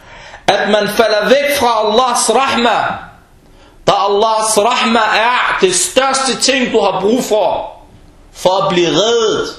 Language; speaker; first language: Danish; early bilingual, other home language; Arabic